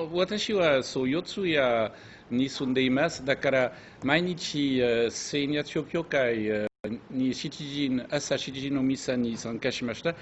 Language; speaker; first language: Japanese; non-native, fluent; French